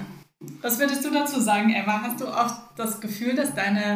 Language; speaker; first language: German; native; German